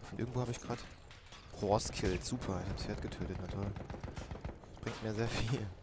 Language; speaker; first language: German; native; German